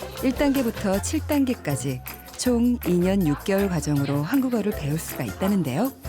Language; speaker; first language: Korean; native; Korean